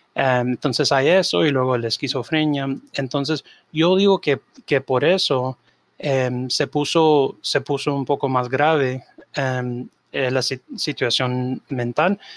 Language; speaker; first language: Spanish; early bilingual, heritage; Spanish